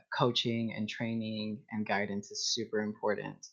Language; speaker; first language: English; native; English